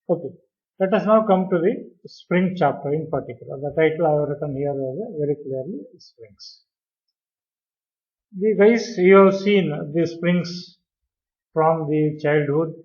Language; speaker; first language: English; non-native, local second language; Kannada